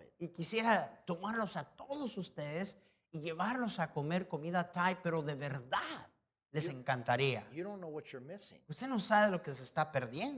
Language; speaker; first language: Spanish; non-native, fluent; English